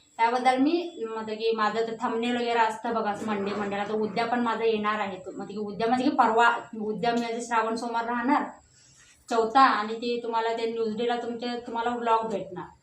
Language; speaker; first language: Marathi; non-native, local second language; Hindi